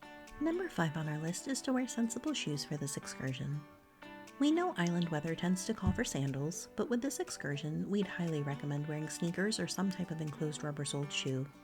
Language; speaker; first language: English; native; English